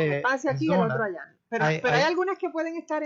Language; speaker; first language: Spanish; native; Spanish